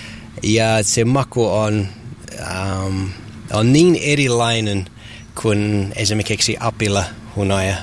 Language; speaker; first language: Finnish; non-native, learner; English